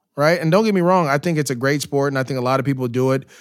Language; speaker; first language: English; native; English